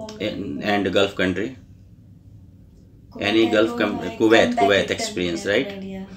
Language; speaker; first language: English; non-native, learner; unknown